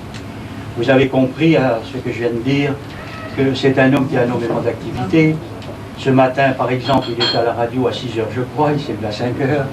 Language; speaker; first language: French; native; French